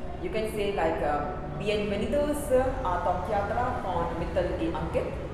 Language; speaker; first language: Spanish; non-native, learner; Gujarati